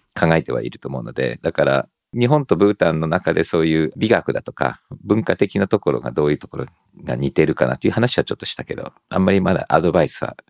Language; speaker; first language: Japanese; early bilingual, heritage; Japanese